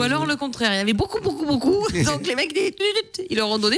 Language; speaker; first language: French; native; French